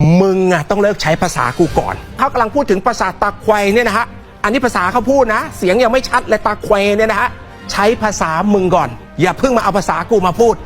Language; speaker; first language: Thai; native; Thai